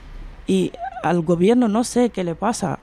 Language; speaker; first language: Spanish; non-native, fluent; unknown